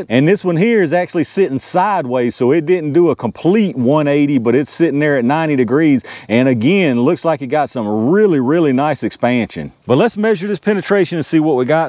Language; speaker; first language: English; native; English